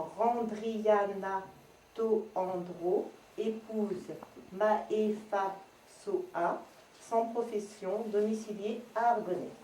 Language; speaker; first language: French; native; French